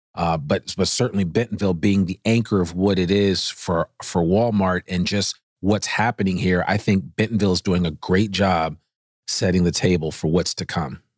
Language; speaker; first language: English; native; English